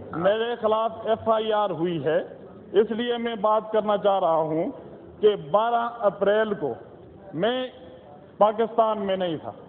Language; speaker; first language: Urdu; non-native, local second language; Northern Hindko